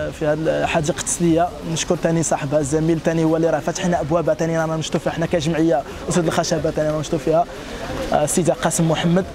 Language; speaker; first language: Arabic; native; Arabic